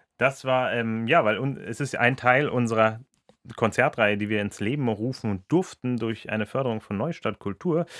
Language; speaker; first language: German; non-native, fluent; English